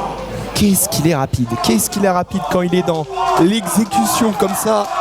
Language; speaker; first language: French; native; French